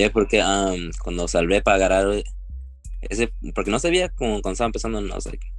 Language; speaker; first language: Spanish; early bilingual, heritage; Spanish